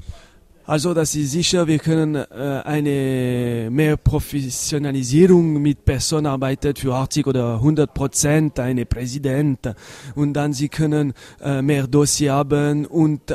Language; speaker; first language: German; non-native, local second language; French